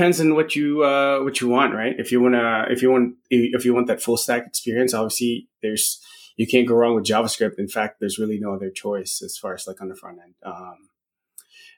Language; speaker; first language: English; non-native, local second language; Filipino